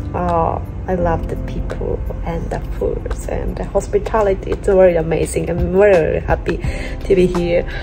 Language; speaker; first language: English; non-native, learner; Japanese